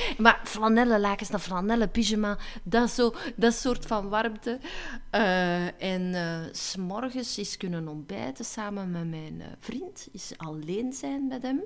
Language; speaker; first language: Dutch; native; Dutch